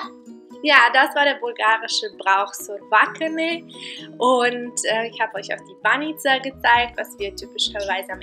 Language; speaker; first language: German; non-native, fluent; Bulgarian